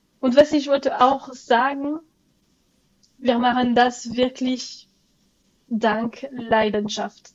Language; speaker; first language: German; non-native, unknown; French